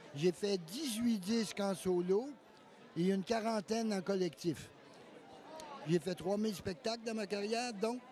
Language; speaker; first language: French; native; French